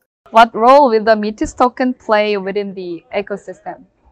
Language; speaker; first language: English; non-native, fluent; Korean